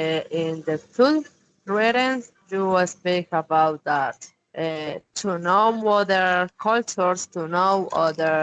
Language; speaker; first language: English; non-native, learner; Spanish